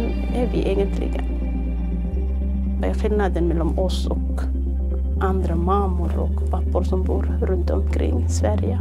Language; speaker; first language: Swedish; non-native, fluent; Somali